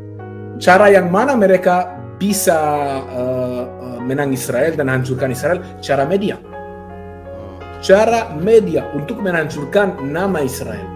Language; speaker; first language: Indonesian; non-native, fluent; Hebrew